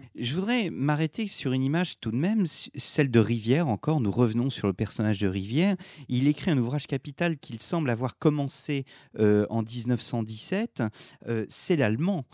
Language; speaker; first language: French; native; French